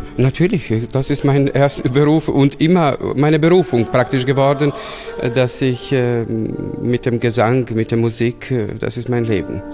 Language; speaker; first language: German; non-native, fluent; Serbian